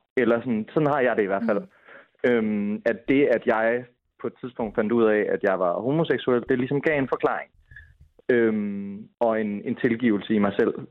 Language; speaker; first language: Danish; native; Danish